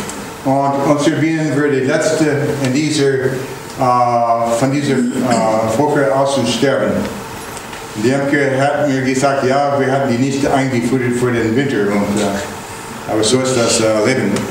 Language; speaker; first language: German; non-native, learner; English